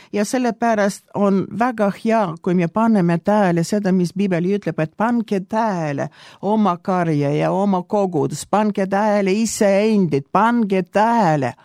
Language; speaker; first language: Estonian; non-native, local second language; Russian